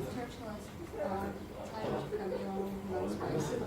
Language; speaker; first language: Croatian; non-native, learner; English